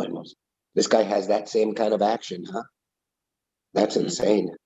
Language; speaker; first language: English; native; English